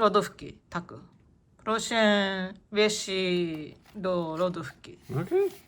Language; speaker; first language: Polish; non-native, learner; Japanese